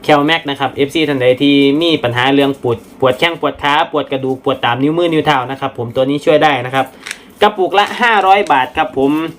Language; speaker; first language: Thai; native; Thai